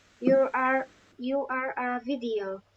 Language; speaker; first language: English; non-native, learner; Polish